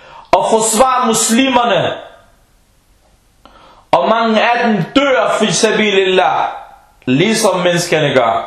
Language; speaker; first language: Danish; non-native, local second language; Arabic